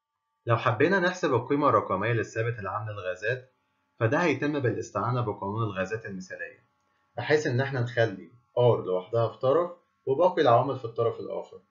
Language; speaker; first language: Arabic; native; Arabic